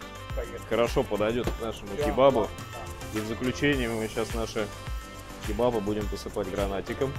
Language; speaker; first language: Russian; native; Russian